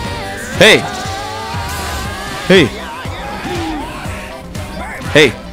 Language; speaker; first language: Japanese; native; Japanese